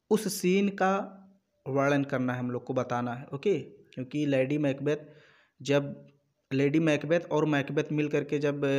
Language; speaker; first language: Hindi; native; Hindi